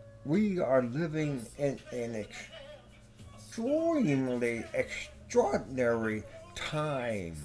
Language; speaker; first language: English; native; English